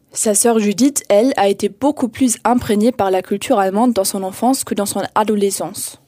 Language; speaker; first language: French; native; French